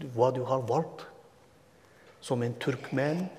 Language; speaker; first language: Norwegian; non-native, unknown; Turkmen